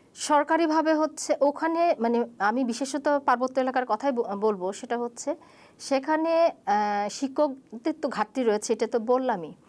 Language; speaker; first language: Bangla; non-native, local second language; Chakma